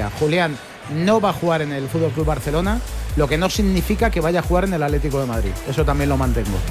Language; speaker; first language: Spanish; native; Spanish